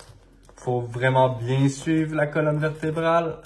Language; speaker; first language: French; native; French